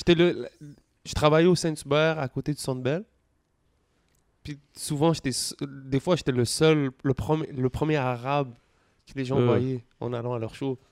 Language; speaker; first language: French; native; French